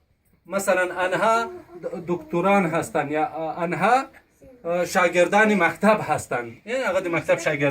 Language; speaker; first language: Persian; non-native, local second language; Pashto